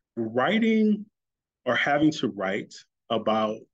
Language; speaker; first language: English; native; English